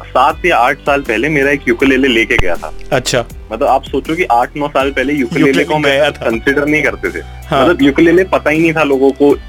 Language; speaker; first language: Hindi; native; Hindi